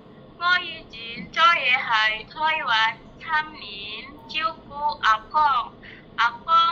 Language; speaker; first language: Cantonese; non-native, learner; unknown